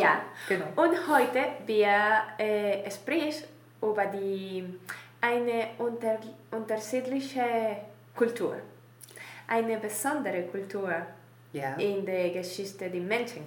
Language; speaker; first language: German; non-native, learner; Spanish